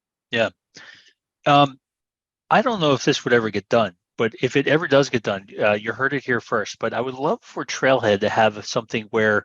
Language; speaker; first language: English; native; English